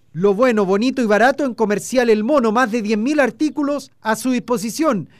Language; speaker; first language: Spanish; native; Spanish